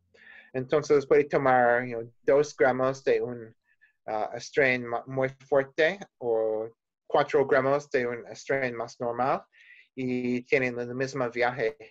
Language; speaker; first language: Spanish; non-native, learner; English